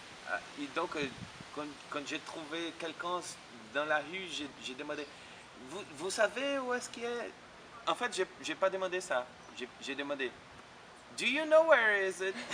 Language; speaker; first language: French; non-native, fluent; Portuguese